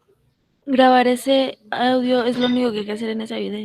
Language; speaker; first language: Spanish; native; Spanish